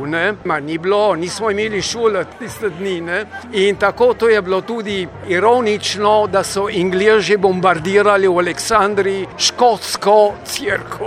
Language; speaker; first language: Slovenian; early bilingual, heritage; Slovenian